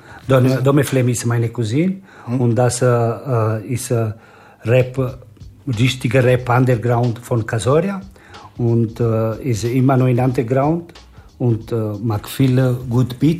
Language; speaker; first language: German; non-native, learner; Italian